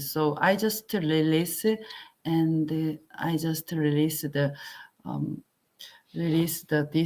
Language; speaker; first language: English; non-native, learner; Korean